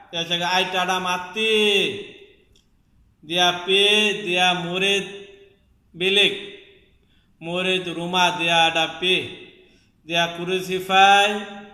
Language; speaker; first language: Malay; non-native, local second language; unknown